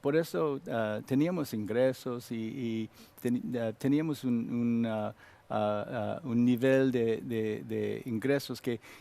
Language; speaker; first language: Spanish; non-native, learner; Korean